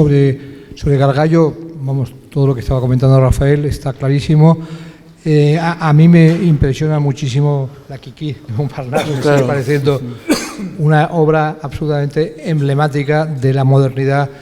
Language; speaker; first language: Spanish; native; Spanish